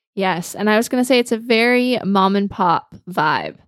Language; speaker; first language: English; native; English